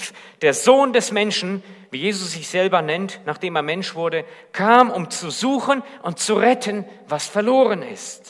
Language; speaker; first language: German; native; German